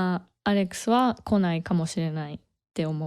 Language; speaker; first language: Japanese; native; Japanese